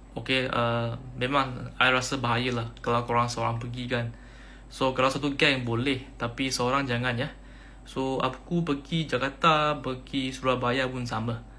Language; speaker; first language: Malay; native; Malay